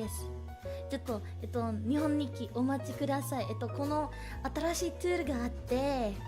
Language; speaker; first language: Japanese; non-native, learner; Indonesian